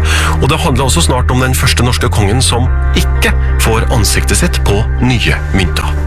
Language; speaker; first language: Norwegian; native; Norwegian